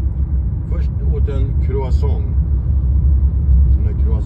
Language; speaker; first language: Swedish; non-native, learner; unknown